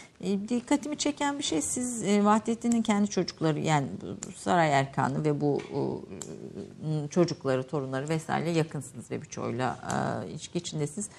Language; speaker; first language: Turkish; native; Turkish